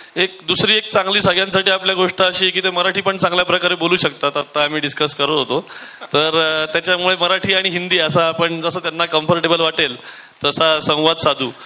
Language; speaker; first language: Marathi; native; Marathi